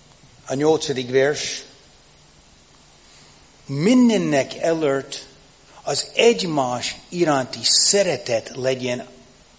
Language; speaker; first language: Hungarian; non-native, fluent; English